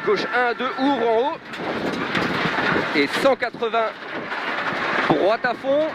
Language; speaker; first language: French; native; French